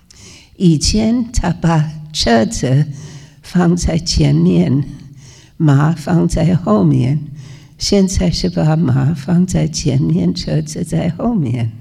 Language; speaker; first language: Chinese; non-native, fluent; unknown